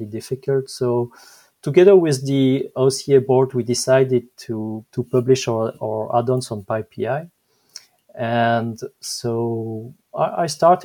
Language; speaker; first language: English; non-native, fluent; French